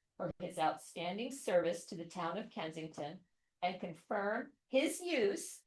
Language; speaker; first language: English; native; English